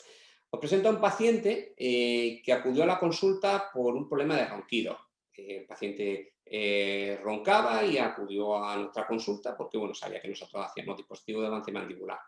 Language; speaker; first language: Spanish; native; Spanish